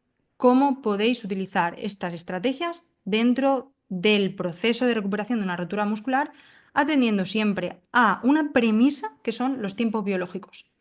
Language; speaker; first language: Spanish; native; Spanish